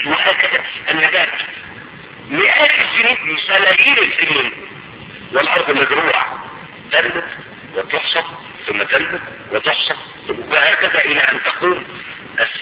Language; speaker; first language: Arabic; native; Arabic